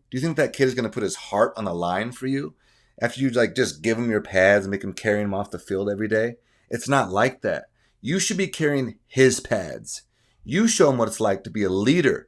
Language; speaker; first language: English; native; English